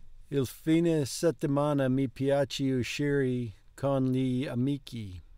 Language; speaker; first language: Italian; non-native, learner; English